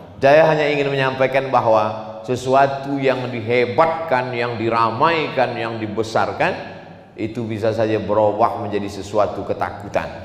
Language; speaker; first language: Indonesian; native; Indonesian